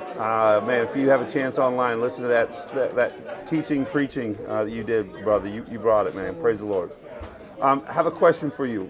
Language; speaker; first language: English; native; English